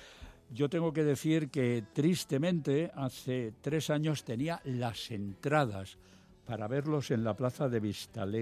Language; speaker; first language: Spanish; native; Spanish